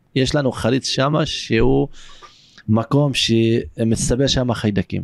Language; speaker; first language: Hebrew; non-native, local second language; Arabic